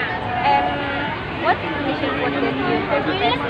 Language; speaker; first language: English; non-native, learner; Indonesian